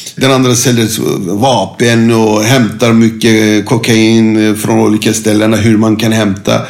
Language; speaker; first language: Swedish; non-native, fluent; Turkish